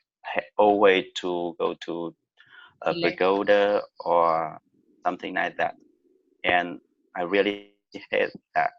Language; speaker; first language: English; non-native, learner; Vietnamese